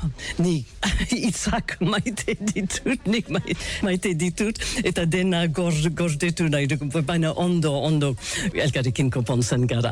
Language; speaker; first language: Basque; non-native, learner; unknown